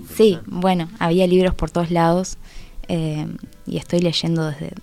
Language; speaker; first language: Spanish; native; Spanish